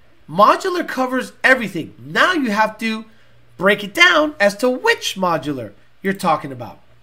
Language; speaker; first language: English; native; English